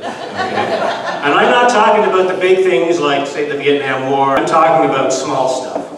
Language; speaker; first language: English; native; English